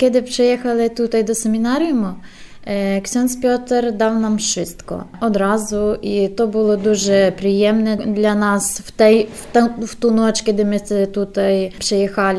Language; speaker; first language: Polish; non-native, learner; Ukrainian